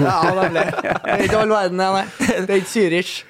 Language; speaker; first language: Norwegian; native; Norwegian